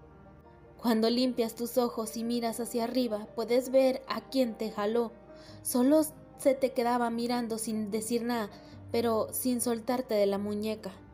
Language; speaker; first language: Spanish; native; Spanish